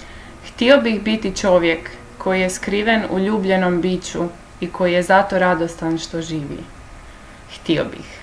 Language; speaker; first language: Croatian; native; Croatian